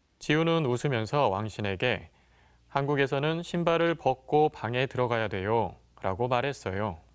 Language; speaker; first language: Korean; native; Korean